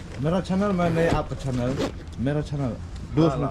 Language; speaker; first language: Hindi; non-native, local second language; Khasi